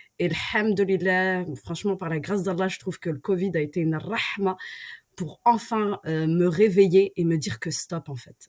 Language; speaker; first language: French; early bilingual, other home language; Arabic